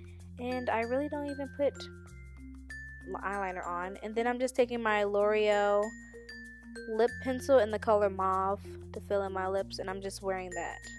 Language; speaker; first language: English; native; English